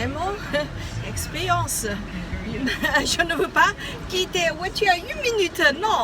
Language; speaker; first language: French; non-native, learner; Chinese